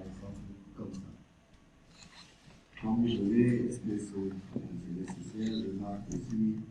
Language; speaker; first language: French; non-native, learner; German